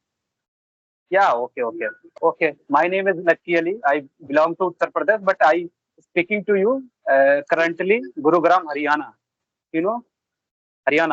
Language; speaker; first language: English; non-native, learner; Bhojpuri